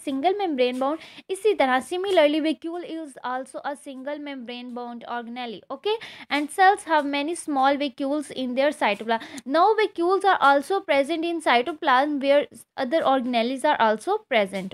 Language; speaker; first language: English; non-native, local second language; Urdu